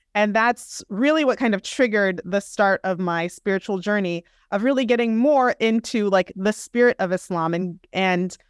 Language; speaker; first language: English; native; English